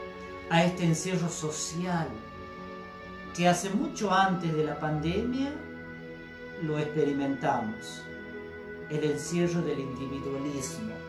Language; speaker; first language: Spanish; native; Spanish